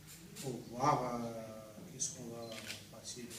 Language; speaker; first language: French; non-native, local second language; Malagasy